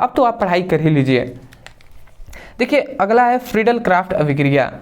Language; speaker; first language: Hindi; native; Hindi